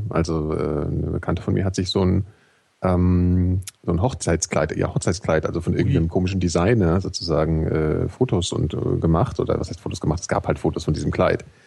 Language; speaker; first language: German; native; German